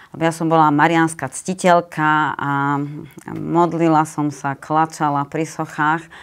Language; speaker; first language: Slovak; native; Slovak